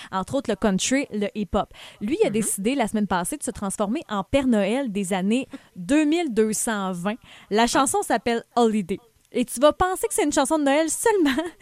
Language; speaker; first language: French; native; French